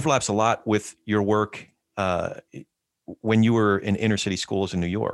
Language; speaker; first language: English; native; English